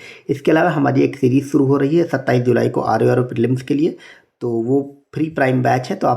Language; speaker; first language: Hindi; native; Hindi